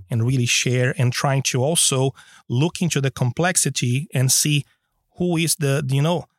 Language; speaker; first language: English; non-native, fluent; Portuguese